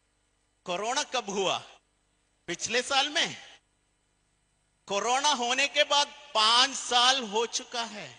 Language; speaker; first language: Hindi; non-native, fluent; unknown